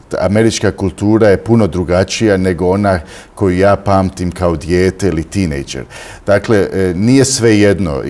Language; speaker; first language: Croatian; early bilingual, heritage; Croatian